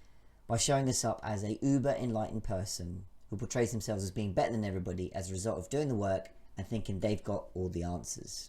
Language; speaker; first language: English; native; English